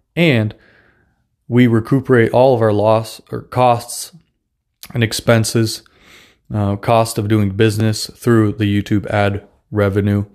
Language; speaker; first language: English; non-native, fluent; Russian